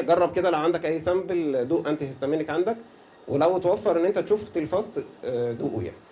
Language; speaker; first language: Arabic; native; Arabic